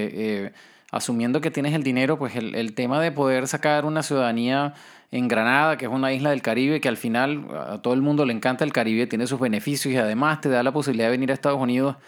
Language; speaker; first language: Spanish; native; Spanish